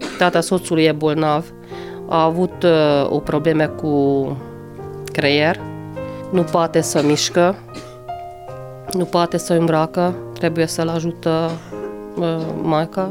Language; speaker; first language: Romanian; non-native, local second language; Hungarian